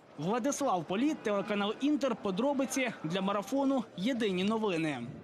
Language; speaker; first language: Ukrainian; native; Ukrainian